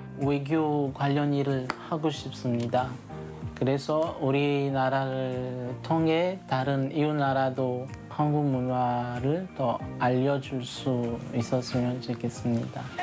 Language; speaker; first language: Korean; non-native, fluent; French